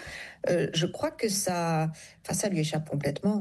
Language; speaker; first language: French; native; French